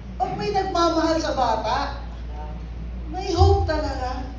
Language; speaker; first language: Filipino; non-native, local second language; Hiligaynon